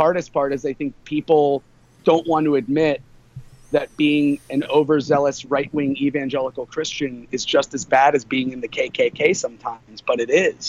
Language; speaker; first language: English; native; English